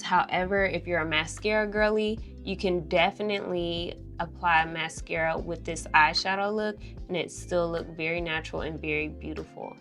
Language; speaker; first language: English; native; English